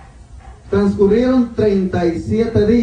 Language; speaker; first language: Spanish; native; Spanish